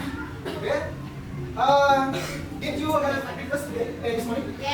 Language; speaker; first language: English; non-native, learner; Indonesian